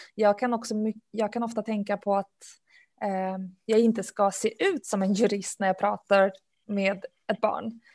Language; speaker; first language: Swedish; early bilingual, other home language; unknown